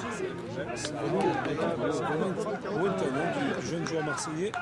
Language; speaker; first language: French; native; French